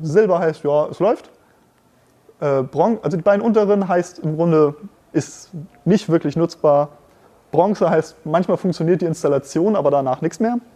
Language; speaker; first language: German; native; German